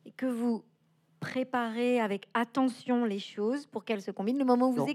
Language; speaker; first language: French; native; French